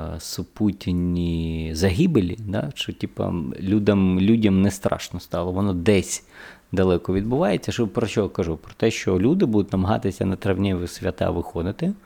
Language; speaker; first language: Ukrainian; native; Ukrainian